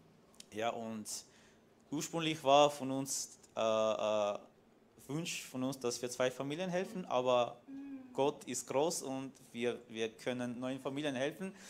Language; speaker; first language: German; non-native, fluent; Armenian